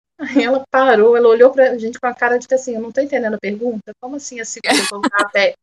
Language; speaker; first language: Portuguese; native; Portuguese